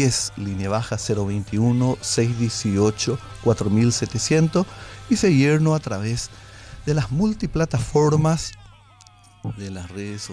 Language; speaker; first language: Spanish; non-native, local second language; Guarani